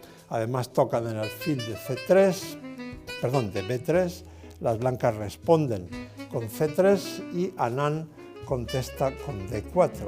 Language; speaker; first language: Spanish; native; Spanish